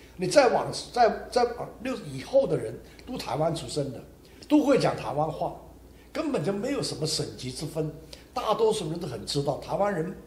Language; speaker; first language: Chinese; non-native, local second language; Hakka Chinese